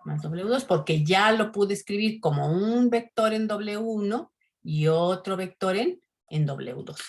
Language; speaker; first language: Spanish; native; Spanish